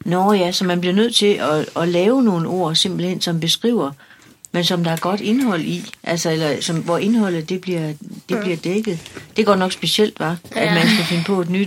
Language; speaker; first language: Danish; native; Danish